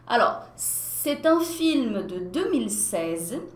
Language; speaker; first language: French; non-native, fluent; Portuguese